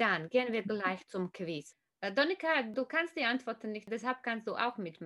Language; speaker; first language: German; non-native, fluent; Slovak